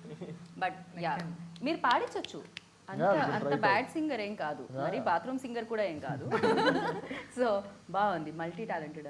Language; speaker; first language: Telugu; native; Telugu